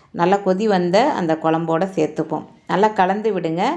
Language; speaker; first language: Tamil; native; Tamil